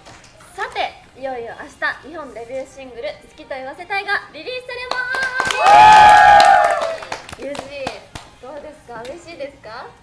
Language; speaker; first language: Japanese; native; Japanese